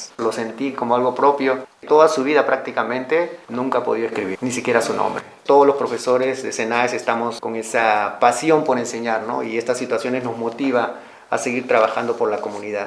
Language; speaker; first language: Spanish; native; Spanish